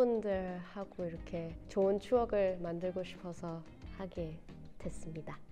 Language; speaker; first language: Korean; non-native, fluent; Thai